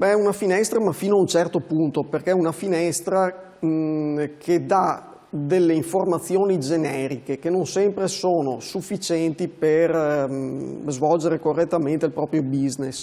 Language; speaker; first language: Italian; native; Italian